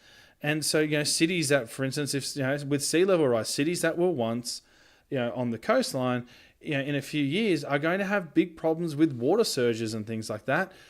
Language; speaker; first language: English; native; English